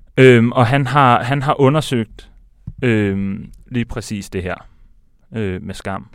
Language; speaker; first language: Danish; native; Danish